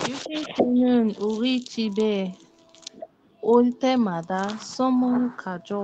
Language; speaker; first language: Korean; non-native, learner; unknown